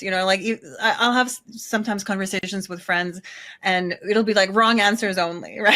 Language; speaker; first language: English; native; English